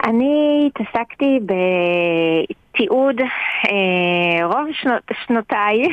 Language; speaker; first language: Hebrew; native; Hebrew